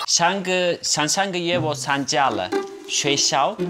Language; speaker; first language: Chinese; non-native, fluent; Turkish